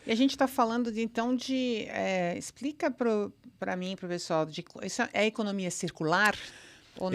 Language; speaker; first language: Portuguese; native; Portuguese